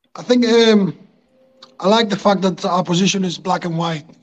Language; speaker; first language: English; non-native, fluent; Greek